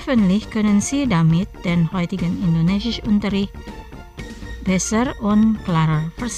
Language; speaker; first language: German; non-native, fluent; Indonesian